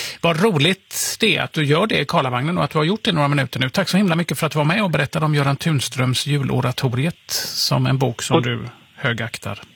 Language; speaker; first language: Swedish; native; Swedish